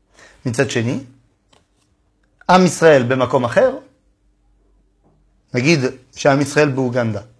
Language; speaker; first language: Hebrew; non-native, fluent; French